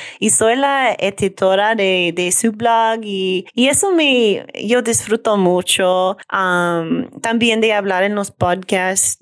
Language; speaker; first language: Spanish; non-native, learner; English